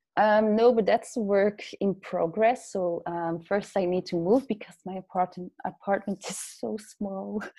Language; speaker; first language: English; non-native, fluent; Dutch